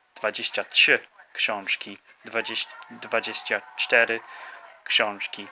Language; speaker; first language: Polish; non-native, fluent; English